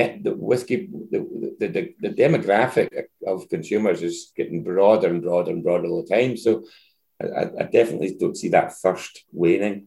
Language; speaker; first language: English; native; English